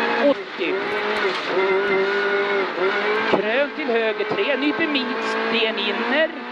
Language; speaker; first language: Swedish; native; Swedish